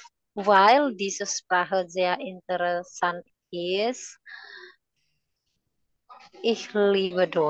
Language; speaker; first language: German; non-native, learner; Indonesian